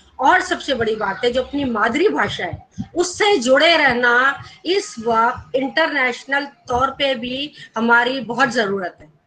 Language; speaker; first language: Urdu; non-native, local second language; Gujarati